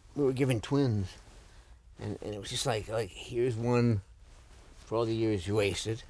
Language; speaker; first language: English; native; English